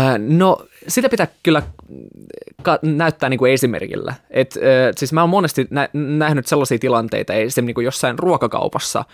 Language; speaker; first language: Finnish; non-native, fluent; Russian